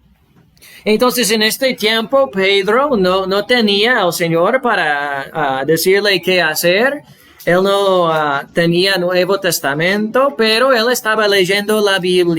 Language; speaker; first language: Spanish; non-native, fluent; English